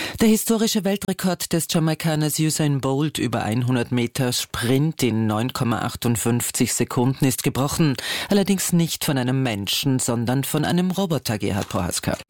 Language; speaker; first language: German; native; German